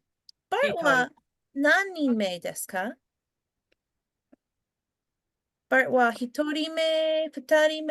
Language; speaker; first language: Japanese; non-native, fluent; English